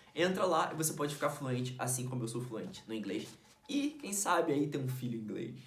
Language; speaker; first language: Portuguese; native; Portuguese